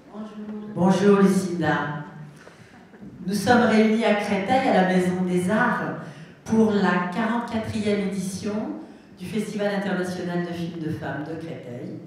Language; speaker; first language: French; native; French